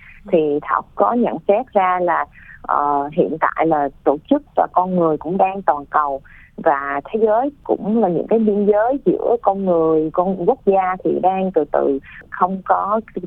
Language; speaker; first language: Vietnamese; early bilingual, heritage; Vietnamese